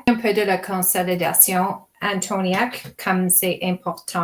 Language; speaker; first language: French; non-native, fluent; English